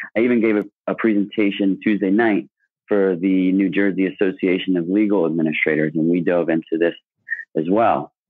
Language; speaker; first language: English; native; English